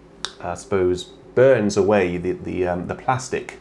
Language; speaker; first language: English; native; English